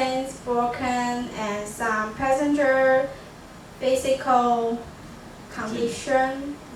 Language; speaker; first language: English; non-native, learner; Chinese